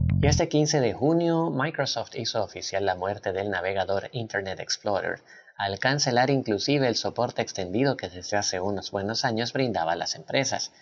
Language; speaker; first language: Spanish; native; Spanish